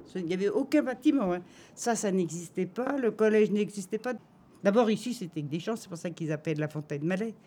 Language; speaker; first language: French; native; French